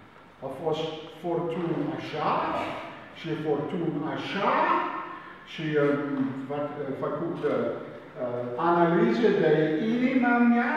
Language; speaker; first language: Romanian; non-native, learner; English